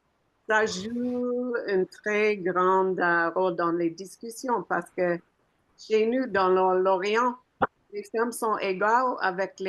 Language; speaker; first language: French; non-native, fluent; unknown